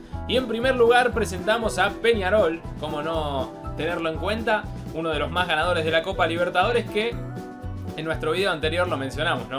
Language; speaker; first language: Spanish; native; Spanish